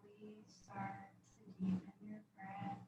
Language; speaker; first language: English; native; English